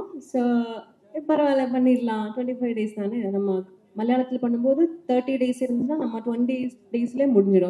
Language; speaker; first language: Tamil; non-native, learner; Malayalam